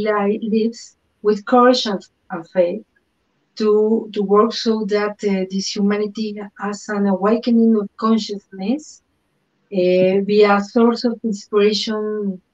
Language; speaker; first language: English; non-native, learner; Spanish